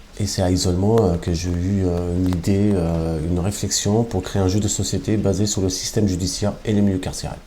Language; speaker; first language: French; non-native, fluent; Albanian